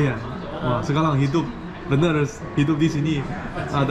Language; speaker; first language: Indonesian; non-native, learner; Chinese